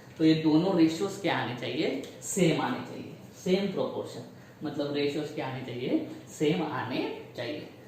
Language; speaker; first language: Hindi; non-native, local second language; Marathi